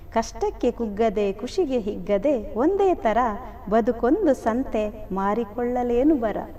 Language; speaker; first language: Kannada; non-native, local second language; Tulu